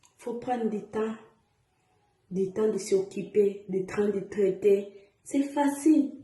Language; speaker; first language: French; non-native, learner; Portuguese